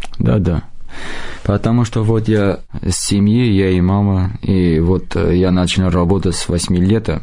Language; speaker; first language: Russian; non-native, local second language; Armenian